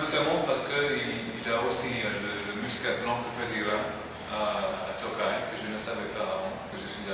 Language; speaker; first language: French; non-native, fluent; English